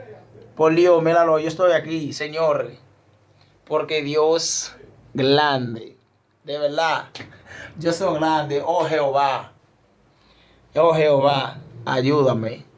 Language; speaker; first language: Spanish; non-native, learner; Haitian Creole